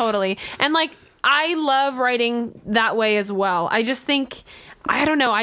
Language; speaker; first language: English; native; English